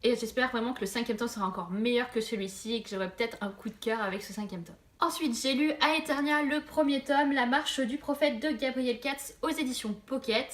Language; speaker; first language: French; native; French